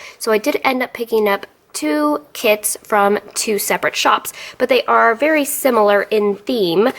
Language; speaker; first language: English; native; English